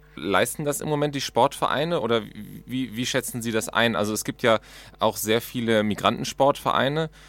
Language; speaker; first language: German; native; German